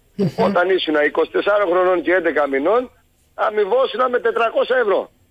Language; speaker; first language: Greek; native; Greek